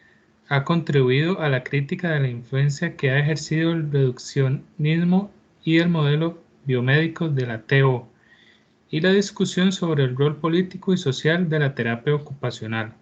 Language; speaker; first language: Spanish; native; Spanish